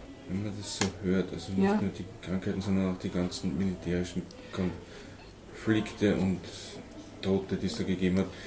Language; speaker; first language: German; native; German